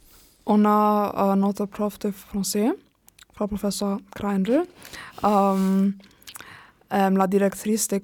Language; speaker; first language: French; non-native, learner; German